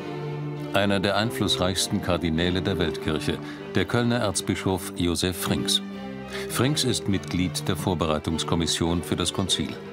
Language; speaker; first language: German; native; German